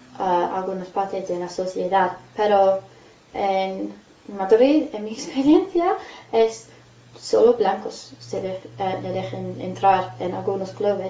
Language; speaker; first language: Spanish; non-native, fluent; English